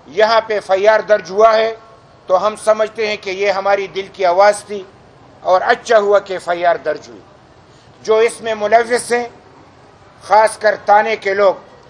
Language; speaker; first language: Urdu; non-native, local second language; Pashto